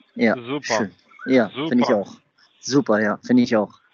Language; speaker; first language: German; native; German